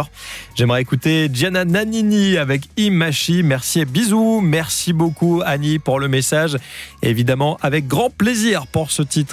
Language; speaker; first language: French; native; French